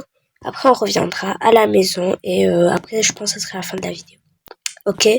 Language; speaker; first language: French; native; French